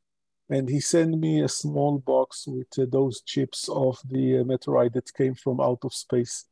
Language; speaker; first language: English; non-native, local second language; Hebrew